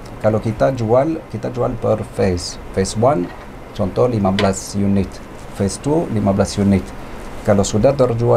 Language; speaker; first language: Indonesian; non-native, fluent; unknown